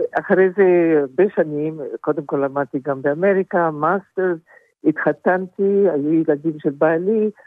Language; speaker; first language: Hebrew; non-native, fluent; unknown